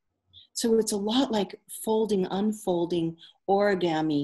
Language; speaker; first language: English; native; English